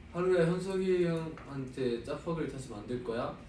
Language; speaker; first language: Korean; non-native, fluent; Japanese